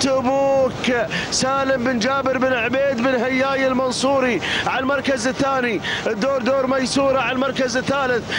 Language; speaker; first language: Arabic; native; Arabic